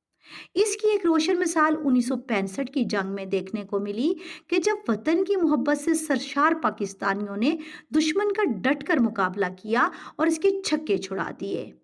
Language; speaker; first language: Urdu; native; Urdu